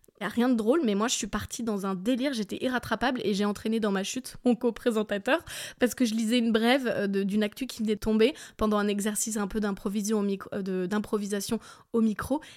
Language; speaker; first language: French; early bilingual, other home language; English